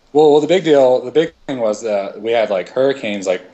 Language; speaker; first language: English; native; English